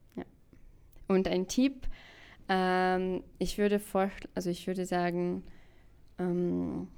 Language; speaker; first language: German; non-native, fluent; Russian